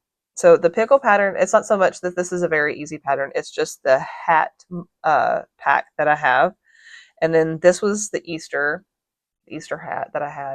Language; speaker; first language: English; native; English